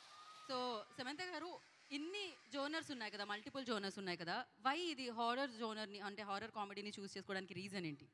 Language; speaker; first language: Telugu; native; Telugu